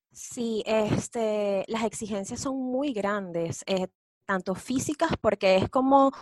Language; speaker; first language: Spanish; native; Spanish